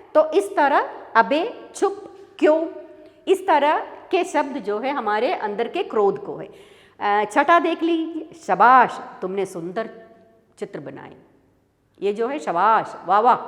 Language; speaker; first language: Hindi; non-native, local second language; Malayalam